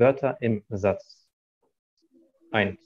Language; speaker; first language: German; non-native, fluent; Arabic